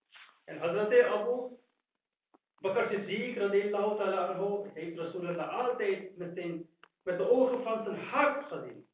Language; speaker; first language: Dutch; non-native, fluent; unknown